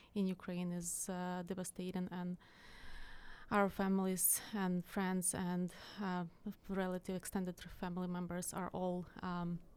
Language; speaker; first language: English; non-native, fluent; Ukrainian